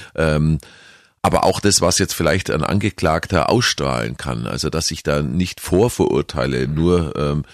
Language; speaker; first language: German; native; German